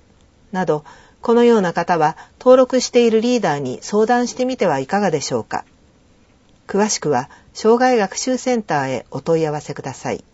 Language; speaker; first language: Japanese; native; Japanese